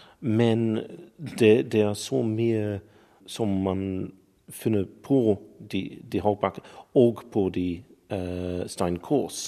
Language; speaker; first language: Norwegian; non-native, learner; English